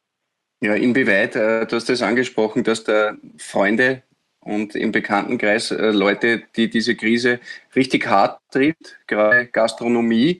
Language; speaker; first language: German; native; German